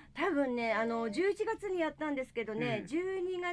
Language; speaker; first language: Japanese; native; Japanese